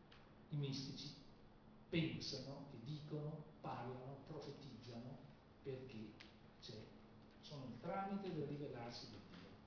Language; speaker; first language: Italian; native; Italian